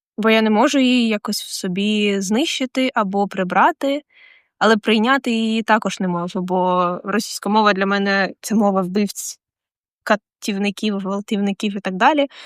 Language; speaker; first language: Ukrainian; non-native, local second language; Russian